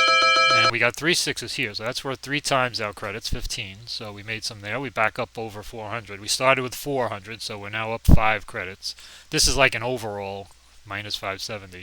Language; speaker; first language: English; native; English